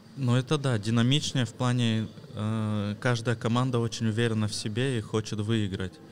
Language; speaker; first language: Russian; early bilingual, heritage; Russian